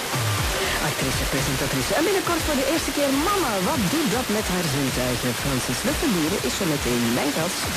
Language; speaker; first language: Dutch; native; Dutch